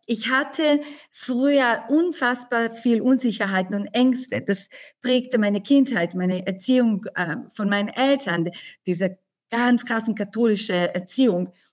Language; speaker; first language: German; non-native, fluent; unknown